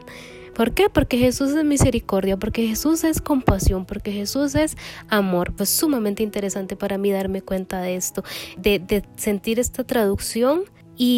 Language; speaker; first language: Spanish; native; Spanish